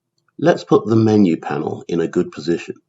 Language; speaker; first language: English; native; English